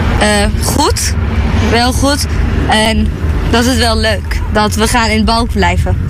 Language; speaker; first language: Dutch; non-native, learner; Arabic